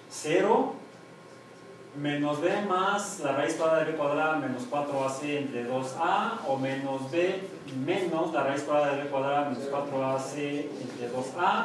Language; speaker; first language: Spanish; native; Spanish